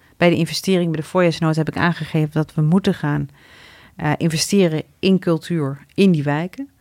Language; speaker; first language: Dutch; early bilingual, other home language; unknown